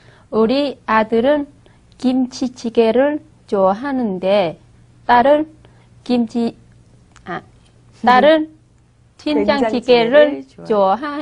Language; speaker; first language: Korean; non-native, learner; Vietnamese